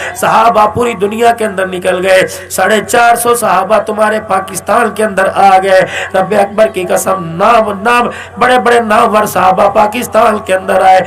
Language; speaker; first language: Urdu; non-native, local second language; Punjabi